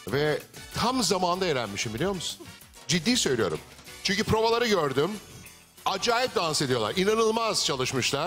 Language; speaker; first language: Turkish; native; Turkish